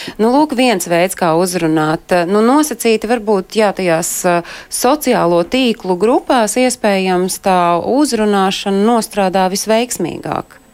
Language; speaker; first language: Latvian; native; Latvian